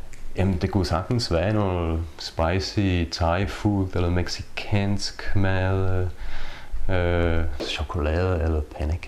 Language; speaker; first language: Danish; non-native, fluent; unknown